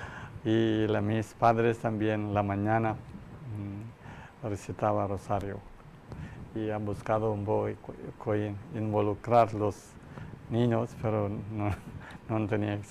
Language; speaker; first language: Spanish; non-native, learner; Malayalam